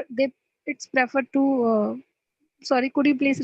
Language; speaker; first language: English; non-native, learner; Hindi